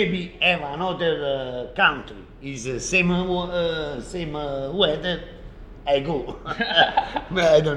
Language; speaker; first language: English; non-native, learner; Italian